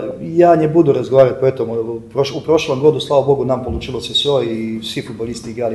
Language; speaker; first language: Russian; non-native, fluent; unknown